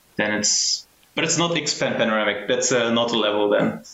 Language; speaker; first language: English; early bilingual, heritage; German